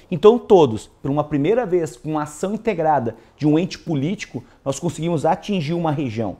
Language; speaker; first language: Portuguese; native; Portuguese